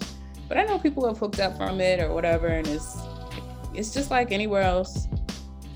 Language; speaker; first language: English; native; English